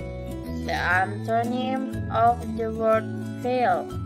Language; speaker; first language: English; non-native, fluent; Indonesian